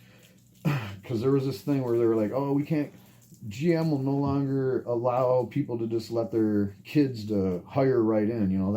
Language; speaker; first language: English; native; English